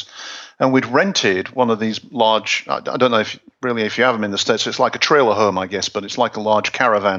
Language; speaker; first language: English; native; English